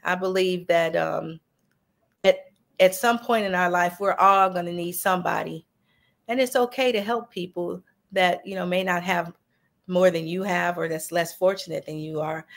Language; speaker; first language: English; native; English